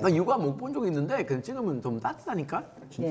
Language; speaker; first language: Korean; non-native, fluent; English